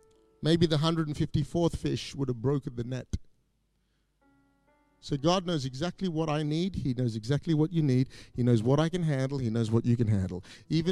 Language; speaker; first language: English; native; English